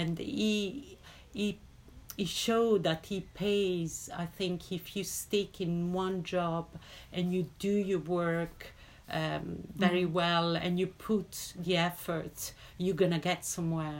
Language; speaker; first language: English; non-native, fluent; Italian